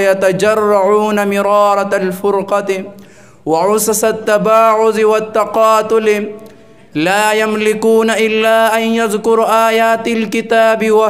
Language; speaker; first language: Arabic; non-native, fluent; Urdu